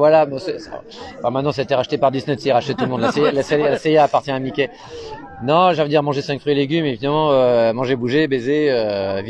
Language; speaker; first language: French; native; French